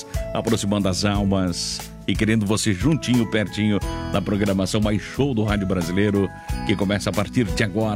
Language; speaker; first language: Portuguese; native; Portuguese